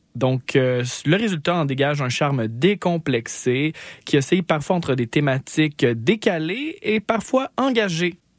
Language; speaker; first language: French; native; French